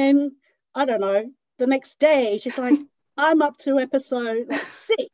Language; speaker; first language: English; non-native, local second language; Cantonese